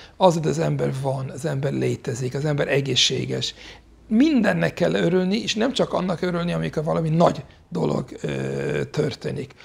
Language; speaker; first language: Hungarian; non-native, fluent; English